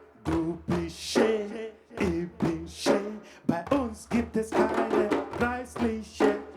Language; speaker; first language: German; non-native, fluent; Igbo